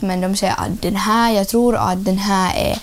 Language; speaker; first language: Swedish; non-native, learner; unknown